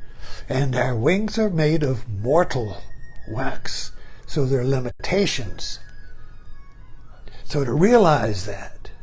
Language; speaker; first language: English; native; English